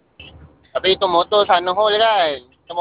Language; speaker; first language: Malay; non-native, local second language; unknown